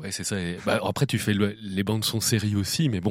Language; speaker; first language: French; native; French